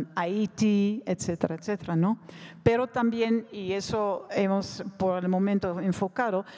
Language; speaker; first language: Spanish; non-native, fluent; Dutch